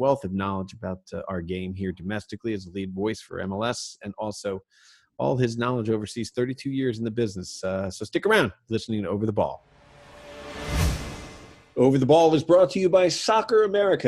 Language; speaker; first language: English; native; English